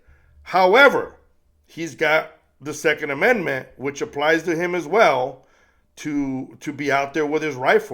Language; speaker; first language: English; native; English